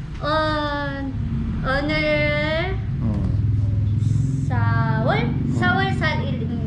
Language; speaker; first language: Korean; non-native, learner; Filipino